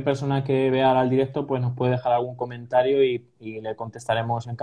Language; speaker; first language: Spanish; native; Spanish